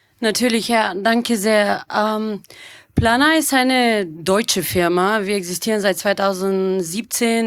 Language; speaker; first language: German; non-native, fluent; Bulgarian